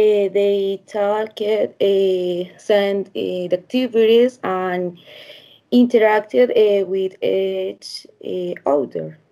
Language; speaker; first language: English; non-native, learner; Spanish